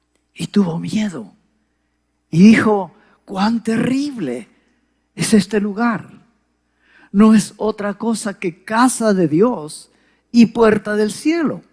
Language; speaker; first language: Spanish; native; Spanish